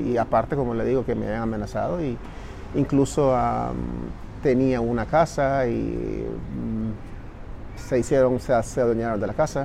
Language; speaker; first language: Spanish; native; Spanish